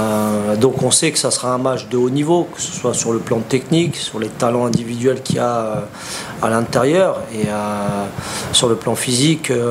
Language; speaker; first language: French; native; French